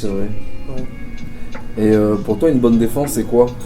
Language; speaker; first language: French; native; French